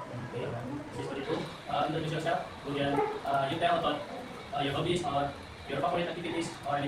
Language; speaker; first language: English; non-native, learner; Indonesian